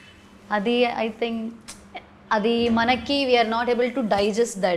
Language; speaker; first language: Telugu; non-native, learner; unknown